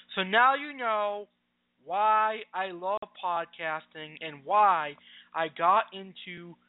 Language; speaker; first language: English; native; English